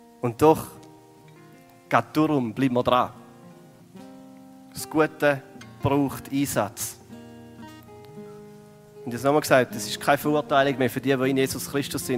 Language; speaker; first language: German; native; German